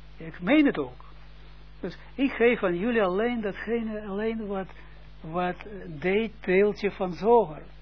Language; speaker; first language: Dutch; non-native, fluent; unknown